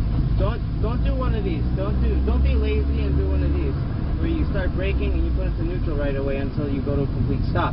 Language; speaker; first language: English; native; English